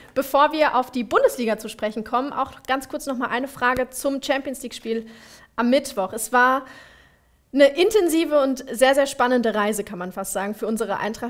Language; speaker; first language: German; native; German